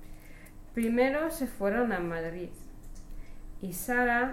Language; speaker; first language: Spanish; non-native, learner; English